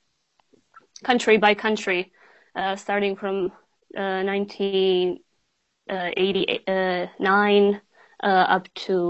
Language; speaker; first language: English; non-native, fluent; Bosnian